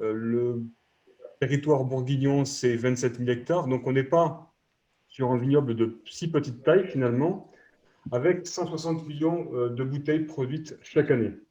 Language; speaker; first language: French; native; French